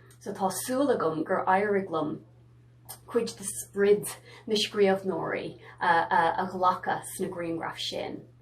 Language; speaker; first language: Irish; native; Irish